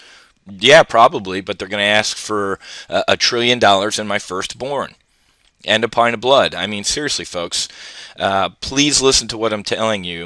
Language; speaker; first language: English; native; English